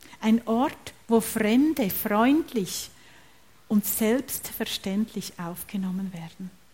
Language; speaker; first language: German; native; German